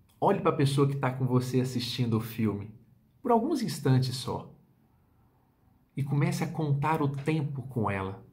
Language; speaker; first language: Portuguese; native; Portuguese